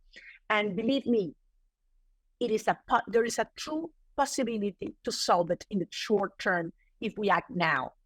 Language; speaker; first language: English; non-native, fluent; Spanish